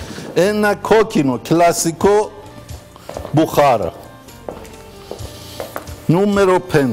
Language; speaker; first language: Greek; non-native, learner; Persian